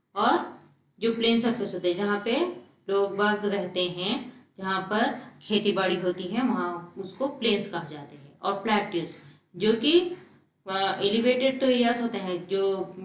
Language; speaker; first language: Hindi; non-native, local second language; Telugu